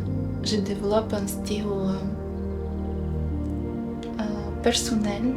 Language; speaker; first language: French; non-native, fluent; Bulgarian